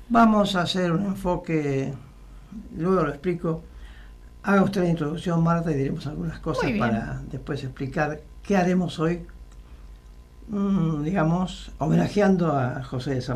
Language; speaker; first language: Spanish; native; Spanish